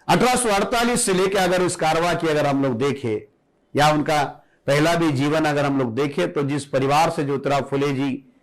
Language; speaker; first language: Hindi; non-native, local second language; Marathi